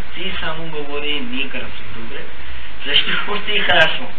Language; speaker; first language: Bulgarian; non-native, learner; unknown